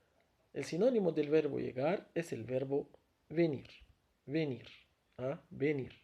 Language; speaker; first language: Spanish; non-native, fluent; Arabic